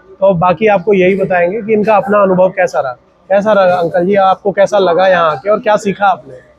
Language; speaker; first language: Hindi; native; Hindi